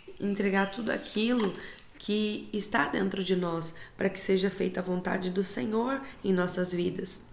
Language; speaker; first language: Portuguese; native; Portuguese